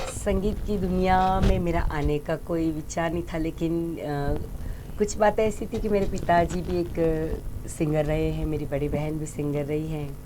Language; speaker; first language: Hindi; non-native, local second language; Gujarati